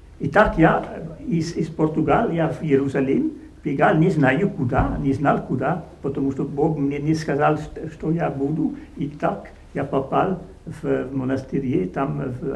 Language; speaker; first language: Russian; non-native, learner; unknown